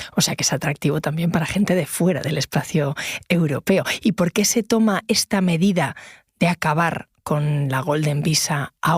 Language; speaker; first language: Spanish; native; Spanish